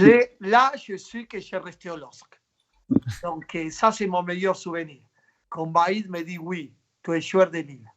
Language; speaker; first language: French; non-native, fluent; Spanish